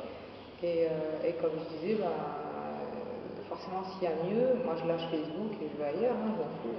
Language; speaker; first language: French; non-native, local second language; Arabic